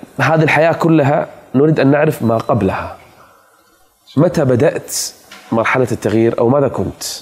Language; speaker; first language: Arabic; native; Arabic